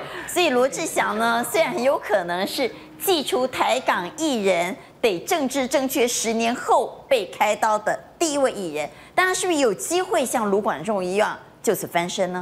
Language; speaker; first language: Chinese; native; Chinese